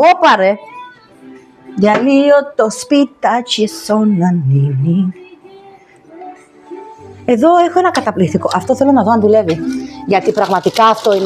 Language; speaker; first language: Greek; native; Greek